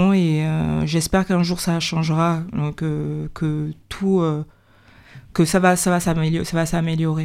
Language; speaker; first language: French; native; French